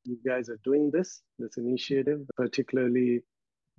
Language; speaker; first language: English; non-native, local second language; Urdu